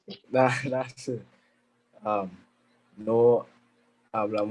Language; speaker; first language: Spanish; non-native, learner; English